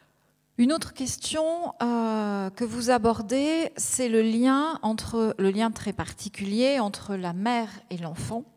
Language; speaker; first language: French; native; French